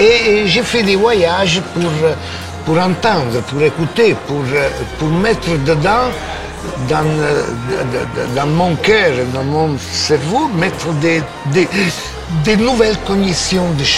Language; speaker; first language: French; non-native, fluent; Italian